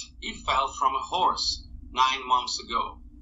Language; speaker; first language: English; non-native, fluent; Italian